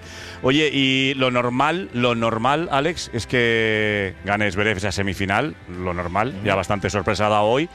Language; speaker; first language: Spanish; native; Spanish